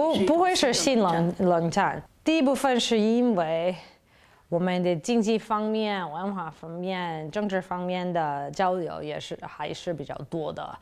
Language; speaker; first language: Chinese; non-native, fluent; English